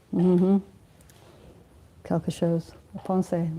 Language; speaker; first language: French; non-native, learner; English